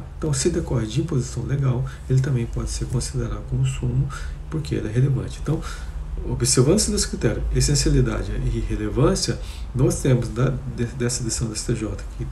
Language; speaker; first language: Portuguese; native; Portuguese